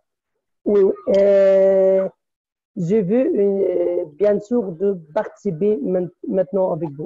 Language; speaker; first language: French; non-native, learner; Arabic